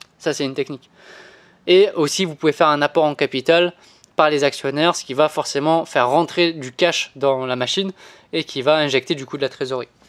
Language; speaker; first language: French; native; French